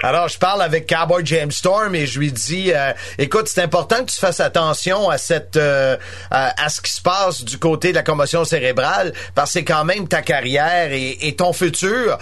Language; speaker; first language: French; native; French